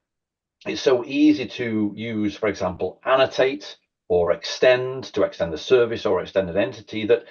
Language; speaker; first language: English; native; English